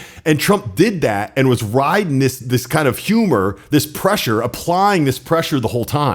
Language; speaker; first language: English; native; English